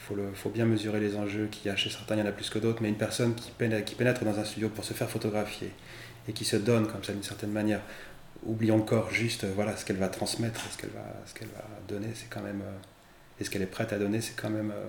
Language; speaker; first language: French; native; French